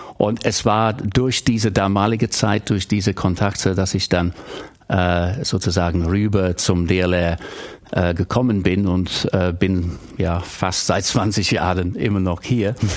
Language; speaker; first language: German; non-native, fluent; English